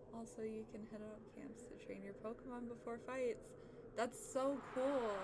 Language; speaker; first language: English; native; English